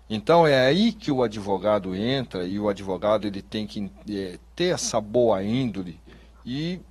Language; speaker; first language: Portuguese; native; Portuguese